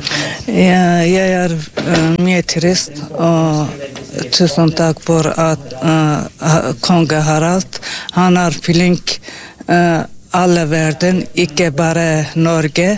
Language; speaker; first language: Norwegian; non-native, learner; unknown